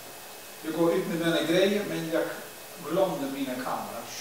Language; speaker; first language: Swedish; non-native, learner; Dutch